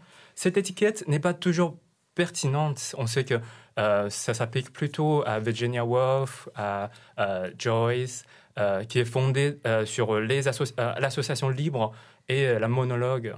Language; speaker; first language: French; non-native, fluent; Chinese